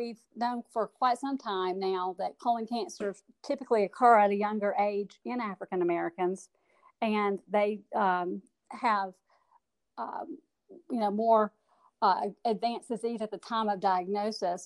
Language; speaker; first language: English; native; English